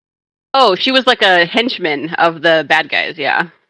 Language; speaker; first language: English; native; English